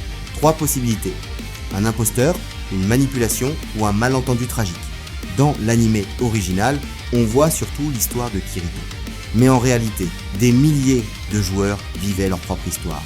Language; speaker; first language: French; native; French